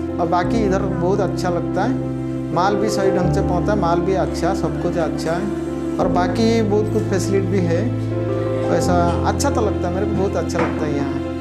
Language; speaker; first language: Hindi; non-native, local second language; Odia